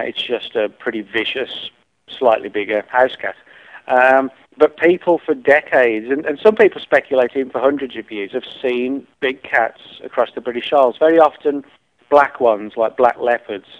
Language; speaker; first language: English; native; English